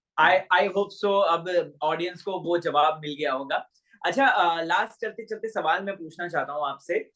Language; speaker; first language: Hindi; native; Hindi